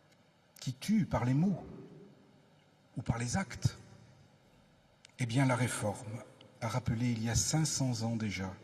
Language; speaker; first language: French; native; French